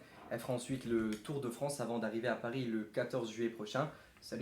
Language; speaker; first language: French; native; French